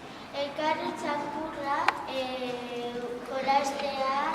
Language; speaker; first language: Basque; non-native, local second language; Spanish